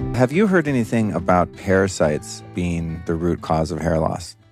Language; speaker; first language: English; native; English